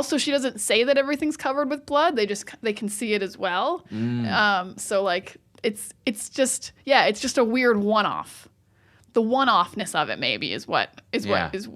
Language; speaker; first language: English; native; English